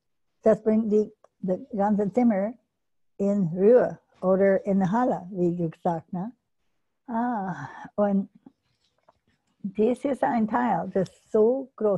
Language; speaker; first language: German; non-native, learner; English